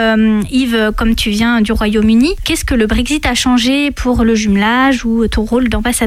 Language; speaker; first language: French; native; French